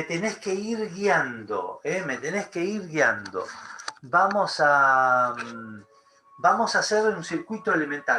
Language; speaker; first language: Spanish; native; Spanish